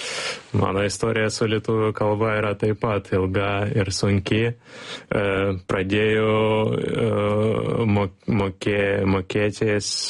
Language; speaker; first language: Lithuanian; non-native, learner; Ukrainian